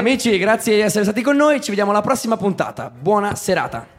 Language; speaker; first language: Italian; native; Italian